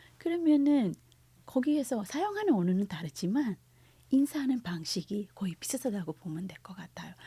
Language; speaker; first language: Korean; non-native, fluent; Sinhala